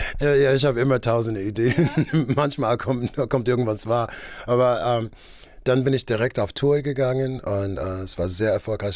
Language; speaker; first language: German; non-native, fluent; English